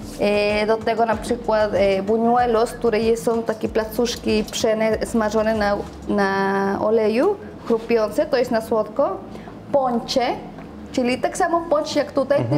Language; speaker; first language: Polish; non-native, learner; Spanish